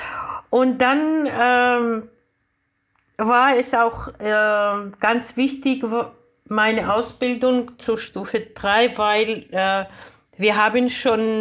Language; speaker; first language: German; non-native, fluent; Georgian